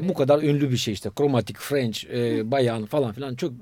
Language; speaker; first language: Turkish; non-native, fluent; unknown